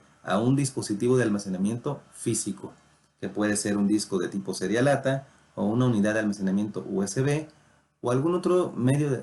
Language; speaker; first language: Spanish; native; Spanish